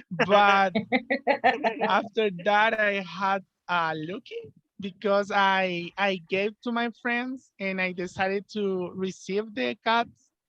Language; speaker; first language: English; non-native, learner; Spanish